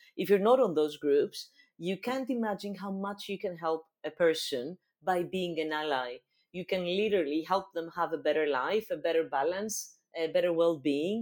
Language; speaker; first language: English; non-native, fluent; Greek